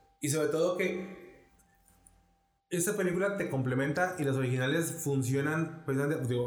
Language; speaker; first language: Spanish; native; Spanish